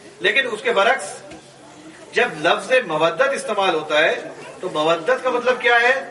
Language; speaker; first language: Urdu; native; Urdu